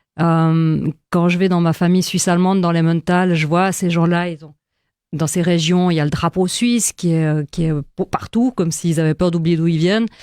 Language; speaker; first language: French; early bilingual, heritage; French